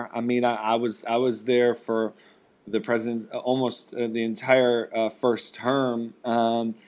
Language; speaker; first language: English; native; English